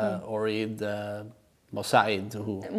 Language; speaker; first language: Arabic; non-native, learner; English